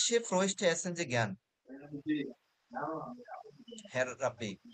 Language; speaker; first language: German; non-native, learner; Bangla